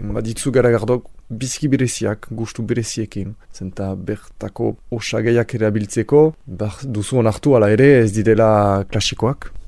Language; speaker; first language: Basque; non-native, local second language; French